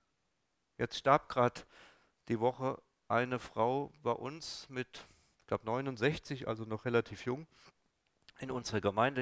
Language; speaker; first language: German; native; German